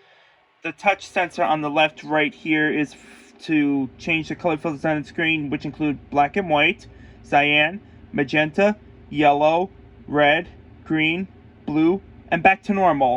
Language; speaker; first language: English; native; English